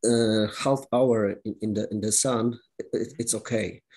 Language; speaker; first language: English; non-native, fluent; Polish